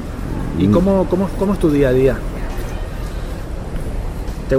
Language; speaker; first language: Spanish; native; Spanish